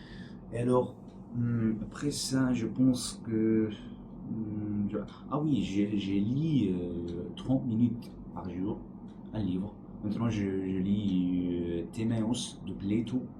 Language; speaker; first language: French; non-native, learner; Arabic